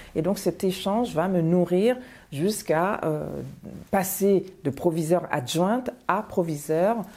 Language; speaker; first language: French; non-native, local second language; Bambara